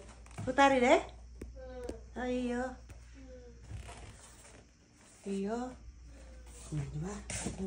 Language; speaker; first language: Japanese; non-native, learner; Filipino